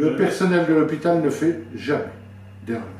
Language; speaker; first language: French; native; French